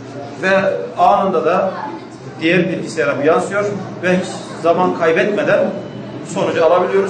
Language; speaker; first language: Turkish; native; Turkish